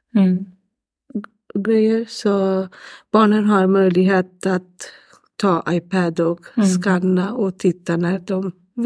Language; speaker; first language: Swedish; non-native, learner; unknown